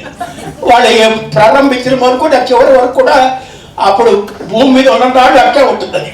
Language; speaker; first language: Telugu; native; Telugu